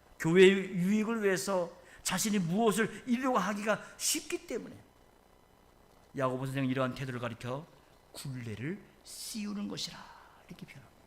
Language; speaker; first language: Korean; native; Korean